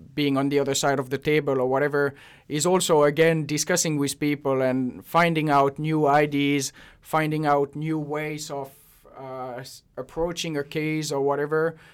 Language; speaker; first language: English; non-native, fluent; French